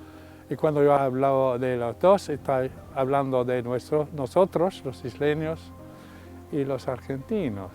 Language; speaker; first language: Spanish; non-native, fluent; English